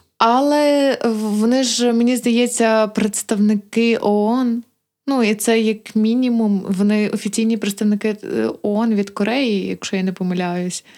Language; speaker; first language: Ukrainian; native; Ukrainian